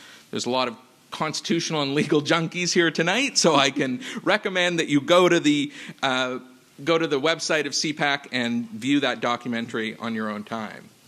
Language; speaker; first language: English; native; English